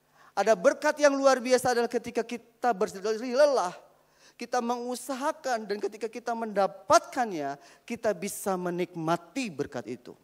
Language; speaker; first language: Indonesian; native; Indonesian